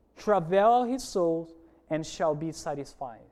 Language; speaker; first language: English; non-native, fluent; Portuguese